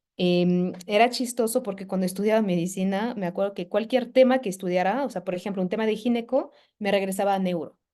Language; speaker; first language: Spanish; non-native, fluent; French